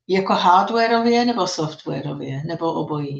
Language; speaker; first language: Czech; non-native, fluent; English